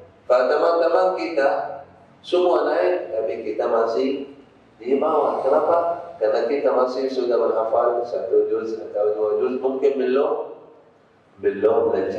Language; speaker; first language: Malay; non-native, fluent; Arabic